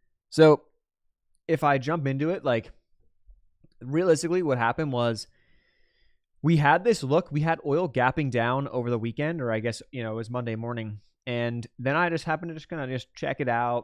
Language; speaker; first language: English; native; English